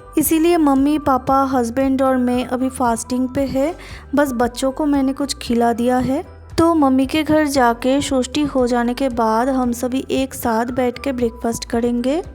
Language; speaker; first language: Hindi; non-native, local second language; Bangla